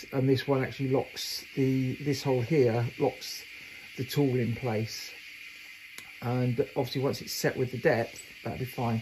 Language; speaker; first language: English; native; English